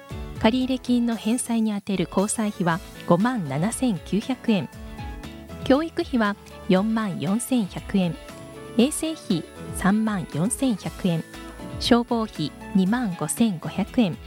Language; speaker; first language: Japanese; native; Japanese